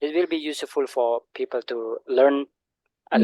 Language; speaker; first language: English; non-native, learner; Indonesian